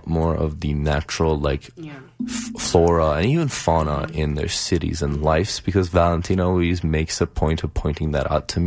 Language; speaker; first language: English; non-native, fluent; Persian